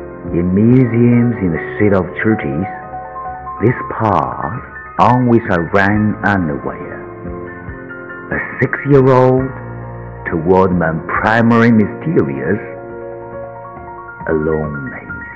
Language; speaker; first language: English; non-native, fluent; Chinese